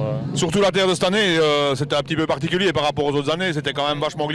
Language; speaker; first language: French; native; French